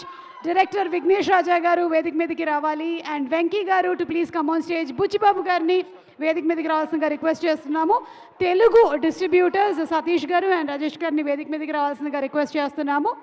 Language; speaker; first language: Telugu; native; Telugu